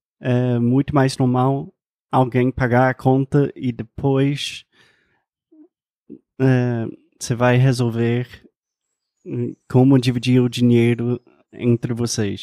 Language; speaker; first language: Portuguese; non-native, fluent; English